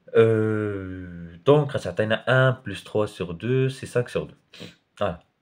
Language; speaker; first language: French; non-native, local second language; Arabic